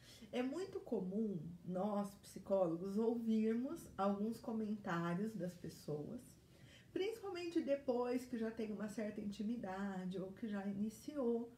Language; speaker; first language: Portuguese; native; Portuguese